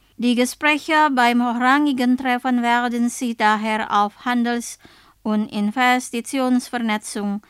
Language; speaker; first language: German; non-native, fluent; Indonesian